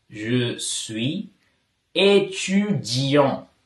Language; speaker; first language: French; non-native, fluent; Tamil